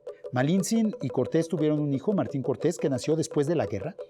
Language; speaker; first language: Spanish; native; Spanish